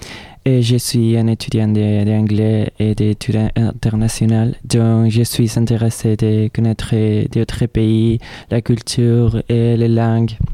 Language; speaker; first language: French; non-native, learner; Spanish